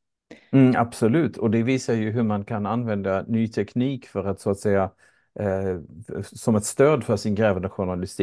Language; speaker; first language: Swedish; native; Swedish